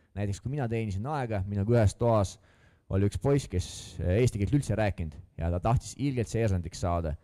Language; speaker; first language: Estonian; non-native, local second language; Russian